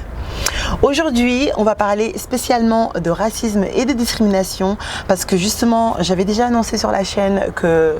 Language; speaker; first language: French; native; French